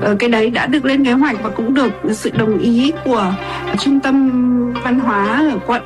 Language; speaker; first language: Vietnamese; native; Vietnamese